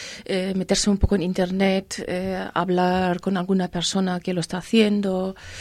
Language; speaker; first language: Spanish; non-native, fluent; German